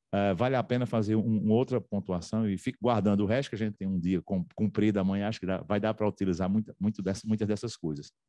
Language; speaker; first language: Portuguese; native; Portuguese